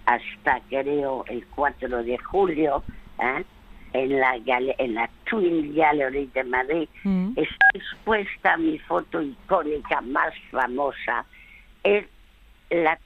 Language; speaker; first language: Spanish; early bilingual, other home language; French